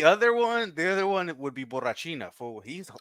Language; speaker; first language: English; native; English